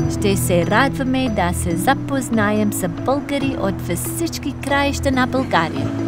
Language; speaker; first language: Bulgarian; non-native, learner; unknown